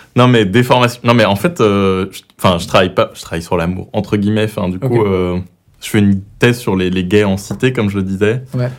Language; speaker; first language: French; native; French